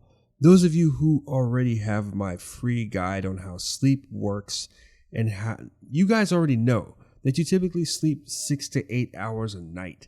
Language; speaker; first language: English; native; English